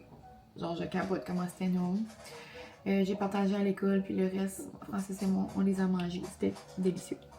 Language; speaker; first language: French; native; French